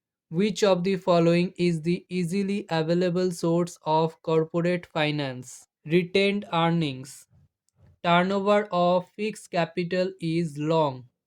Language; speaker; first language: English; non-native, local second language; Bangla